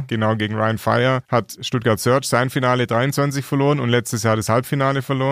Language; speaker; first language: German; native; German